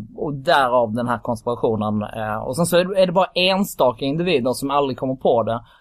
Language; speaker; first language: Swedish; early bilingual, other home language; Kurdish